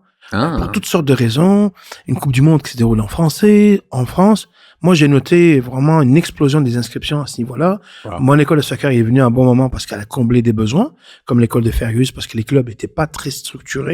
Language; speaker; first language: French; non-native, local second language; Arabic